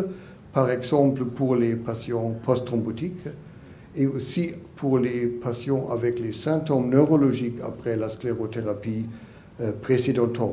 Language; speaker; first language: French; non-native, learner; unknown